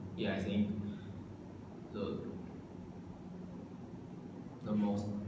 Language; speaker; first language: English; non-native, learner; Chinese